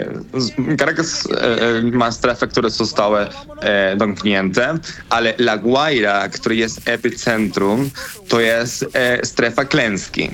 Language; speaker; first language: Polish; non-native, learner; Spanish